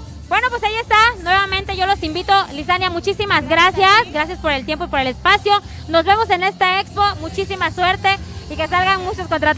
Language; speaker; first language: Spanish; native; Spanish